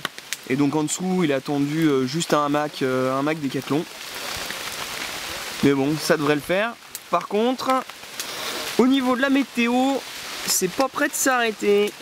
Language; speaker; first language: French; native; French